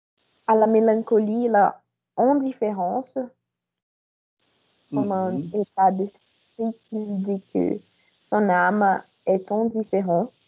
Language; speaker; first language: French; non-native, learner; Portuguese